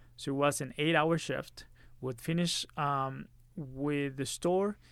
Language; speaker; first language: English; early bilingual, other home language; Spanish